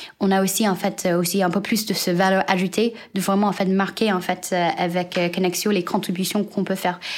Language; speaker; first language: French; non-native, fluent; Chinese